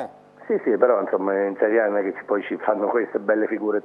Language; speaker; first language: Italian; native; Italian